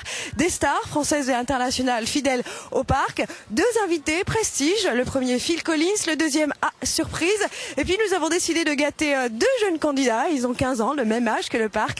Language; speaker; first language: French; native; French